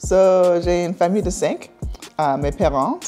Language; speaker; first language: French; non-native, fluent; English